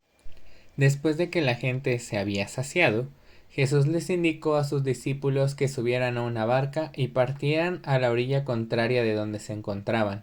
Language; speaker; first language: Spanish; native; Spanish